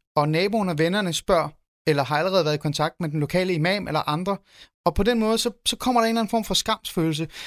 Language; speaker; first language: Danish; early bilingual, other home language; Arabic